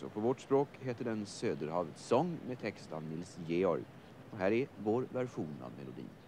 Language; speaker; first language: Swedish; native; Swedish